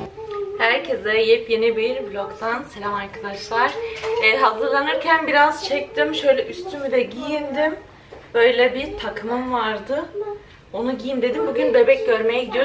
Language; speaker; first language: Turkish; early bilingual, heritage; Turkish